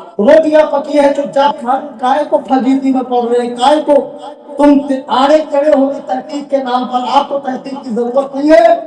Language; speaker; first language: Urdu; native; Urdu